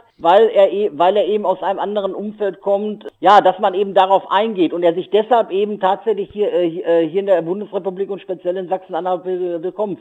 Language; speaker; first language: German; native; German